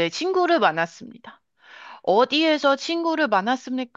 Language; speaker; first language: Korean; non-native, fluent; Chinese